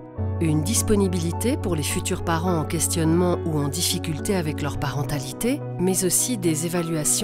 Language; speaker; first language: French; native; French